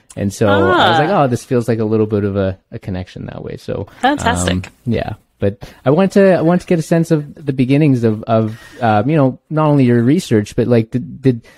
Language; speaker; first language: English; native; English